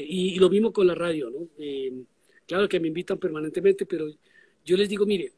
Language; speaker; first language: Spanish; native; Spanish